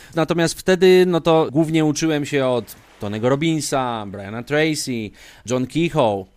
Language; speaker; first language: Polish; native; Polish